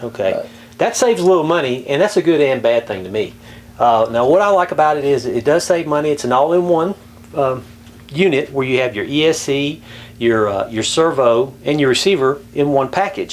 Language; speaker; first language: English; native; English